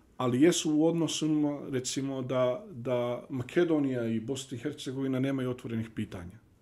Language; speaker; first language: Bosnian; early bilingual, heritage; Bosnian